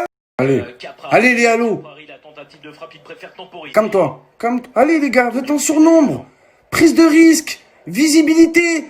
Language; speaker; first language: French; native; French